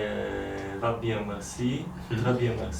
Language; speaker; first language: French; non-native, learner; Polish